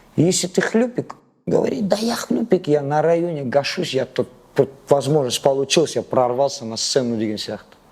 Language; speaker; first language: Russian; non-native, local second language; Kazakh